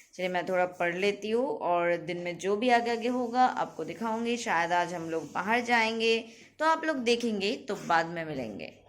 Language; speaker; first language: Hindi; non-native, local second language; Bangla